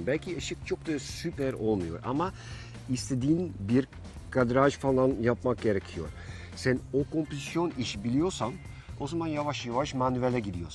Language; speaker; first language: Turkish; non-native, fluent; Dutch